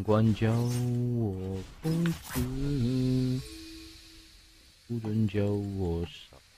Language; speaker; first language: Chinese; native; Chinese